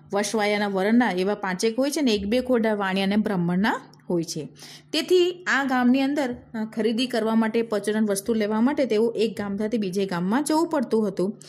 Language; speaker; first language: Gujarati; native; Gujarati